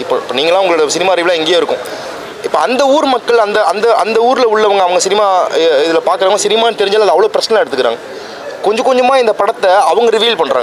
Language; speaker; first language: Tamil; native; Tamil